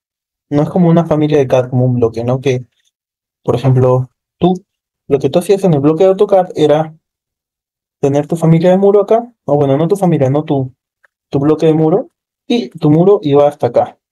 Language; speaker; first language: Spanish; native; Spanish